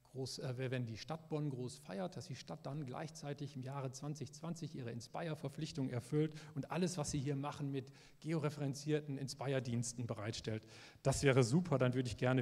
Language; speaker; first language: German; native; German